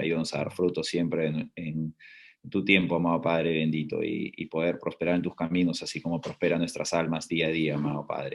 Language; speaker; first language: Spanish; native; Spanish